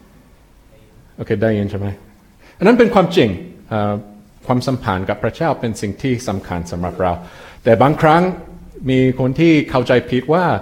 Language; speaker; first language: Thai; non-native, fluent; English